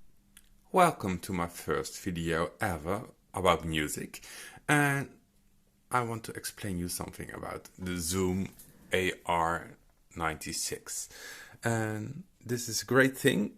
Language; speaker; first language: English; non-native, fluent; Dutch